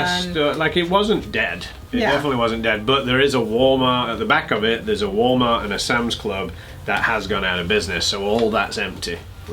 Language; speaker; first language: English; native; English